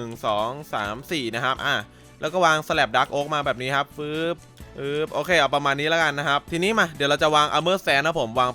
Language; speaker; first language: Thai; native; Thai